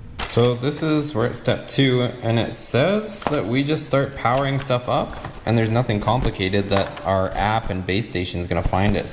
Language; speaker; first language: English; native; English